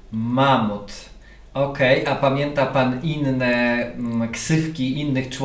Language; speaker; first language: Polish; native; Polish